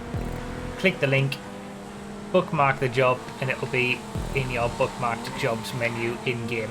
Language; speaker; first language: English; native; English